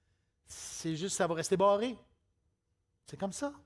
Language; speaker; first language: French; native; French